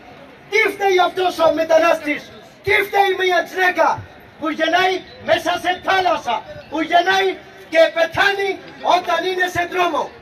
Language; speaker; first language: Greek; non-native, fluent; Urdu